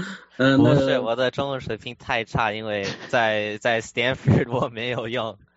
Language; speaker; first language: Chinese; early bilingual, heritage; Chinese